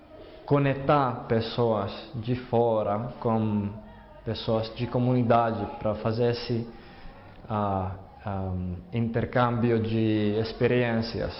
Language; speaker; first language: Portuguese; non-native, fluent; Finnish